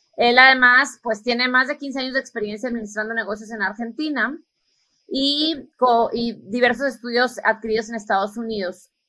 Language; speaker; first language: Spanish; native; Spanish